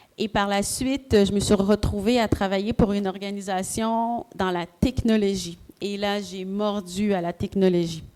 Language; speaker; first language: French; early bilingual, other home language; Haitian Creole